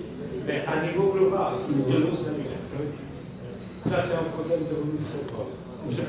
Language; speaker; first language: French; non-native, local second language; Arabic